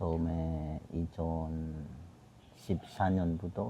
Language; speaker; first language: Korean; non-native, learner; Indonesian